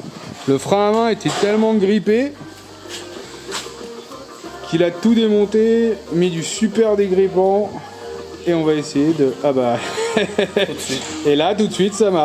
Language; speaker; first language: French; native; French